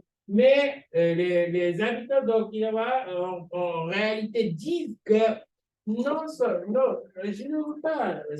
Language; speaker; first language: French; non-native, fluent; Japanese